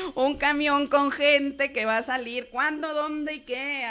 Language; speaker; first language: Spanish; native; Spanish